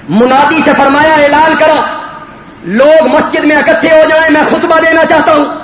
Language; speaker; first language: Urdu; non-native, local second language; Punjabi